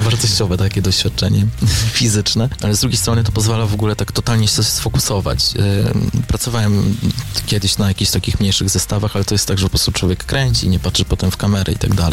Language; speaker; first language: Polish; native; Polish